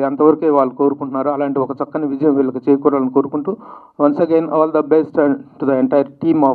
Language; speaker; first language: Telugu; native; Telugu